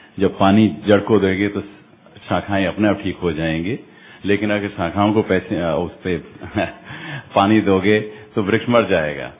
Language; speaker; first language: Hindi; non-native, local second language; Punjabi